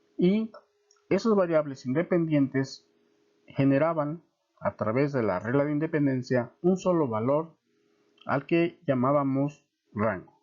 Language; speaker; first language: Spanish; native; Spanish